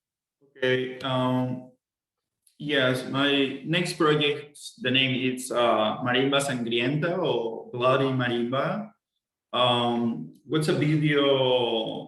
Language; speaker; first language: English; non-native, fluent; Spanish